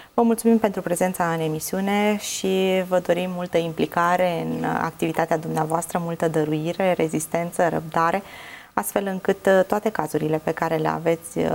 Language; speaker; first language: Romanian; native; Romanian